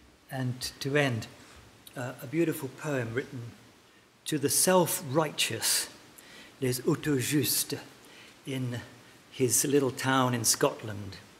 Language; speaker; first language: English; native; English